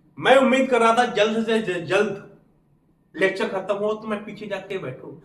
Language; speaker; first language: Hindi; native; Hindi